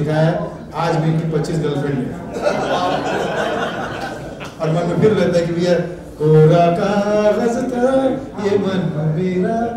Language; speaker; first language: Hindi; native; Hindi